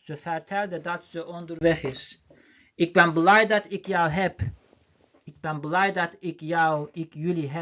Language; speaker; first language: Dutch; non-native, learner; Turkish